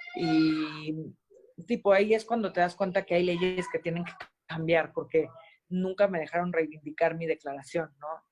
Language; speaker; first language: Spanish; native; Spanish